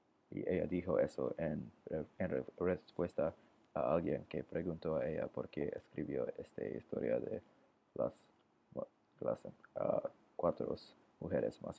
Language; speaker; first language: Spanish; non-native, learner; English